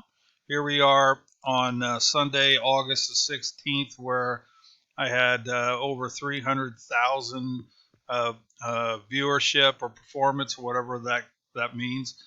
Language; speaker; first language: English; native; English